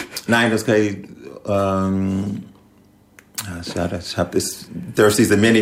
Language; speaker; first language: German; non-native, learner; English